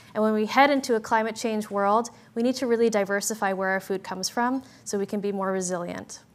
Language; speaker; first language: English; native; English